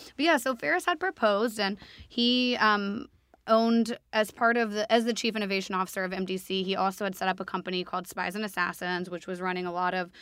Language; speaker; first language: English; native; English